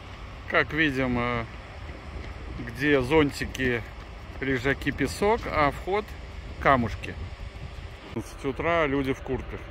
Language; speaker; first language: Russian; native; Russian